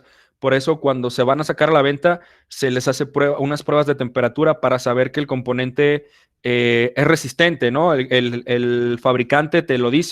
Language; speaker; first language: Spanish; native; Spanish